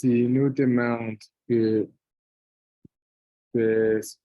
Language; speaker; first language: French; non-native, fluent; Portuguese